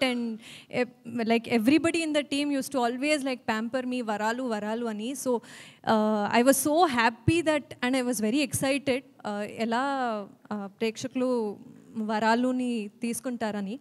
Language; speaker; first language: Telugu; non-native, learner; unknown